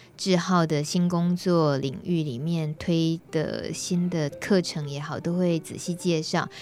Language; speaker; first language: Chinese; native; Chinese